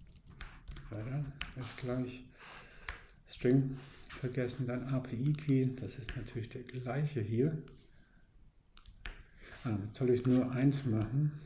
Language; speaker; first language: German; native; German